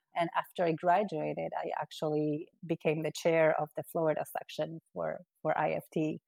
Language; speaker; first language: English; non-native, fluent; Spanish